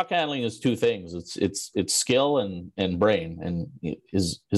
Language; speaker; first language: English; native; English